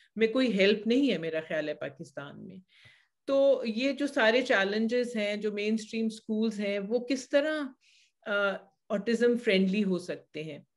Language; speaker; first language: Urdu; native; Urdu